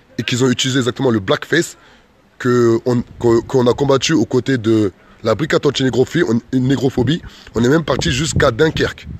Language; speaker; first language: French; early bilingual, other home language; Soninke